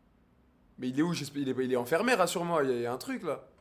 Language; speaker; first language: French; native; French